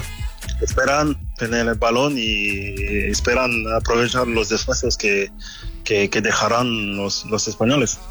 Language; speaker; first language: Spanish; non-native, fluent; French